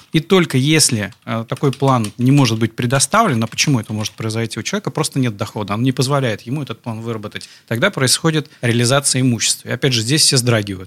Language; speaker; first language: Russian; native; Russian